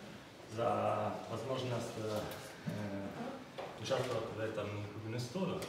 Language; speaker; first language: Russian; non-native, learner; Italian